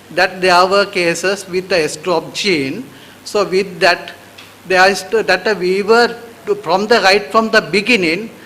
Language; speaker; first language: English; non-native, local second language; Sinhala